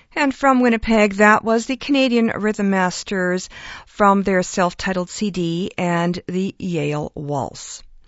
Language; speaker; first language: English; early bilingual, other home language; Ukrainian